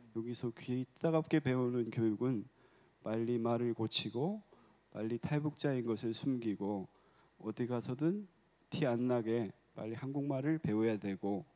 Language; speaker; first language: Korean; native; Korean